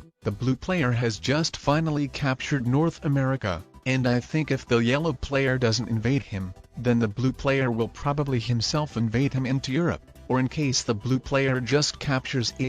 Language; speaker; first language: English; non-native, fluent; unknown